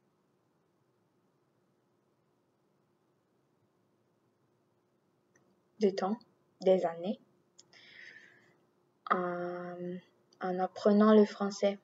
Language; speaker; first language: French; non-native, learner; English